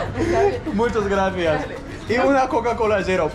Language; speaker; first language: Spanish; non-native, learner; English